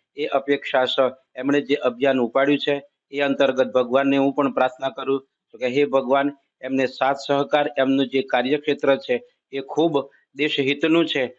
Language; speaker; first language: Gujarati; native; Gujarati